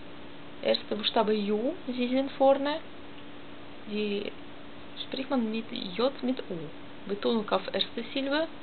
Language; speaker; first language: German; non-native, learner; Russian